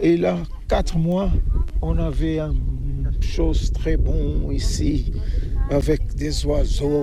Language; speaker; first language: French; non-native, learner; Kabuverdianu